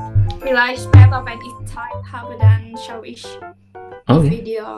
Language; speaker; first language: German; non-native, fluent; Indonesian